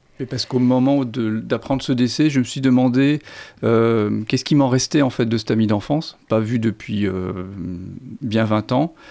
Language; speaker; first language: French; non-native, local second language; German